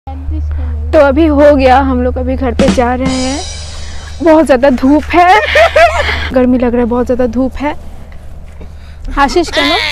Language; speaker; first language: Hindi; non-native, local second language; Bangla